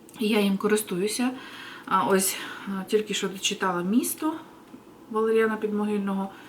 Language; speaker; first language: Ukrainian; native; Ukrainian